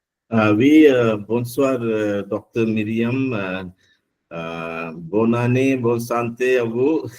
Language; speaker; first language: French; non-native, learner; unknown